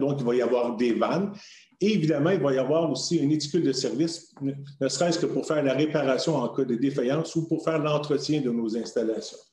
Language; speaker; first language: French; native; French